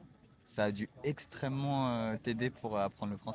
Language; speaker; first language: French; native; French